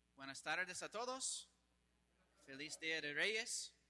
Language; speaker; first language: Spanish; non-native, fluent; English